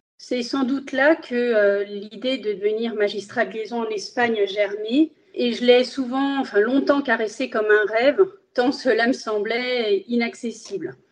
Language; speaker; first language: French; early bilingual, other home language; Spanish